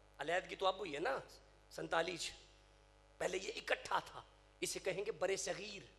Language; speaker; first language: Urdu; non-native, local second language; Punjabi